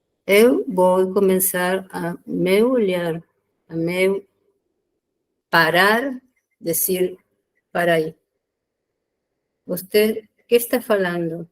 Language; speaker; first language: Portuguese; non-native, learner; Spanish